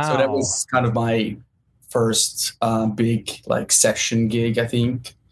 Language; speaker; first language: English; non-native, fluent; German